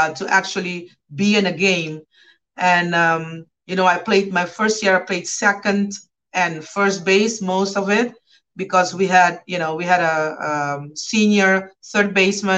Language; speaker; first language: English; non-native, fluent; Papiamento